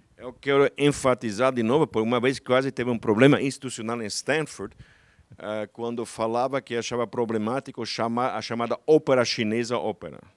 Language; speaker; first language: Portuguese; non-native, fluent; German